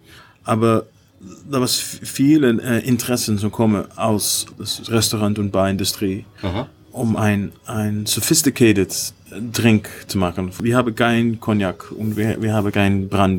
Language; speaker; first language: German; non-native, learner; Dutch